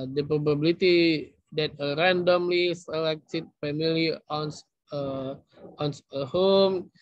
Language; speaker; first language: English; non-native, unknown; Indonesian